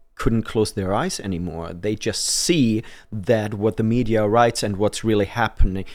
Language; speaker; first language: English; non-native, fluent; German